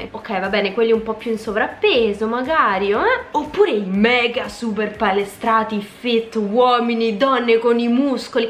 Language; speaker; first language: Italian; native; Italian